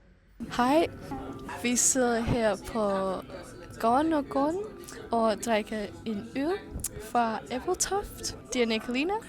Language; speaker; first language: Danish; non-native, learner; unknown